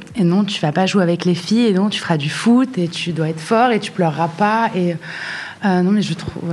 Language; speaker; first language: French; non-native, local second language; Arabic